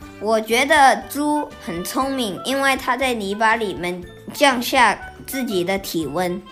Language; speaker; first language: Chinese; early bilingual, heritage; Chinese